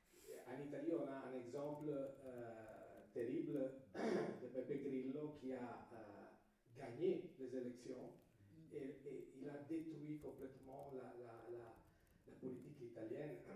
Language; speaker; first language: French; non-native, fluent; Italian